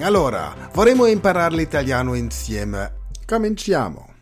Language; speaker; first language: Italian; non-native, learner; German